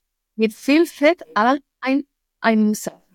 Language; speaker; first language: German; non-native, fluent; Spanish